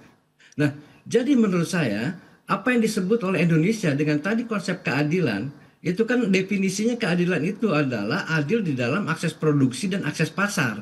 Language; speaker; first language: Indonesian; native; Indonesian